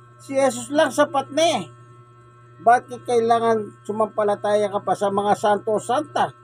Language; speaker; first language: Filipino; non-native, local second language; Pampanga